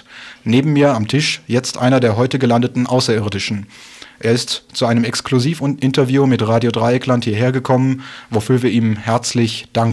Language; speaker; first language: German; native; German